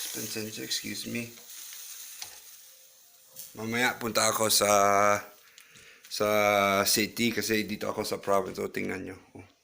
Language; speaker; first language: Filipino; non-native, learner; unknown